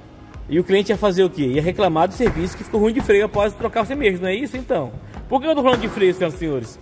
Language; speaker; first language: Portuguese; native; Portuguese